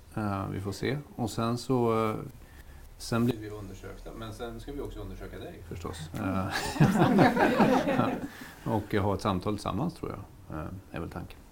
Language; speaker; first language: Swedish; native; Swedish